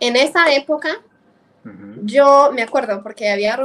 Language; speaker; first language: Spanish; non-native, fluent; English